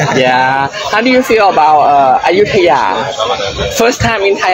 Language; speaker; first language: English; non-native, learner; Thai